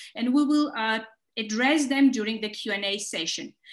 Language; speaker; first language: English; non-native, fluent; Georgian